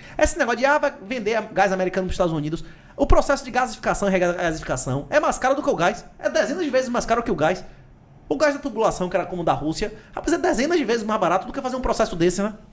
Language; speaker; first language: Portuguese; native; Portuguese